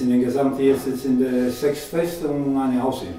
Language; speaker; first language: German; non-native, learner; Italian